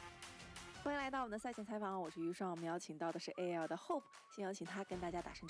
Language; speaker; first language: Chinese; native; Chinese